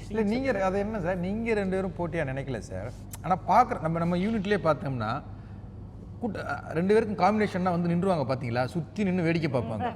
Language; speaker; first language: Tamil; native; Tamil